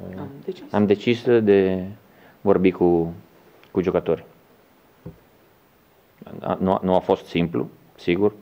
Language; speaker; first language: Romanian; non-native, learner; Italian